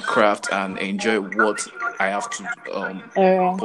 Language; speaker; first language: English; non-native, local second language; Yoruba